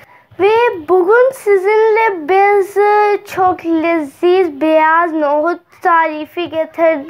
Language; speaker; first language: Turkish; non-native, learner; Urdu